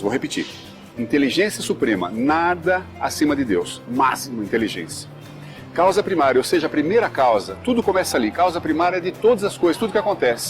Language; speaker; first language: Portuguese; native; Portuguese